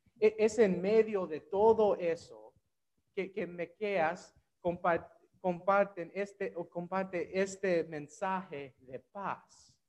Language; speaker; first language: Spanish; non-native, learner; English